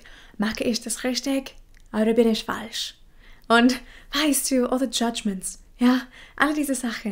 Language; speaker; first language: German; non-native, fluent; English